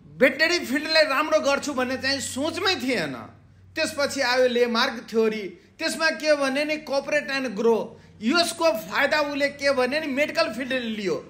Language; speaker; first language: Nepali; non-native, local second language; Maithili